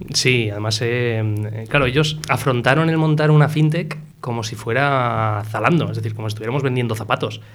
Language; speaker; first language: Spanish; native; Spanish